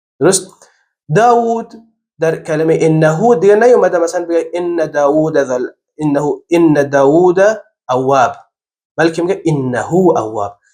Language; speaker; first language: Persian; native; Persian